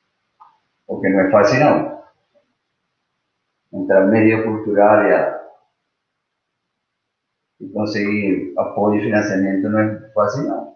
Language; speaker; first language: Portuguese; non-native, fluent; Spanish